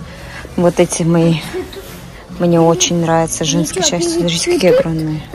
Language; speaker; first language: Russian; native; Russian